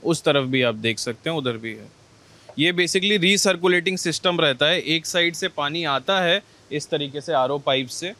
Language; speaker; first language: Hindi; native; Hindi